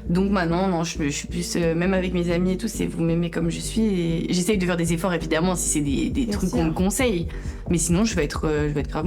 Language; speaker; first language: French; native; French